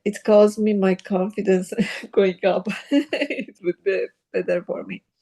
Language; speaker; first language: English; non-native, learner; Persian